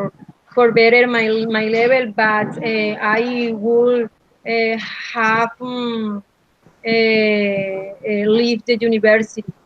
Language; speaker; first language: English; non-native, learner; Spanish